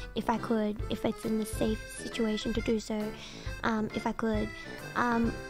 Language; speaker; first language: English; native; English